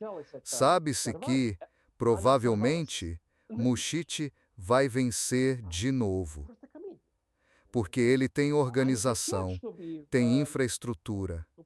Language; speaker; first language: Portuguese; non-native, fluent; Serbian